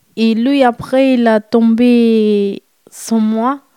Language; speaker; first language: French; non-native, fluent; Romanian